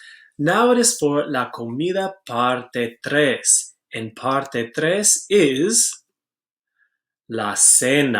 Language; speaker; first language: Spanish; non-native, fluent; English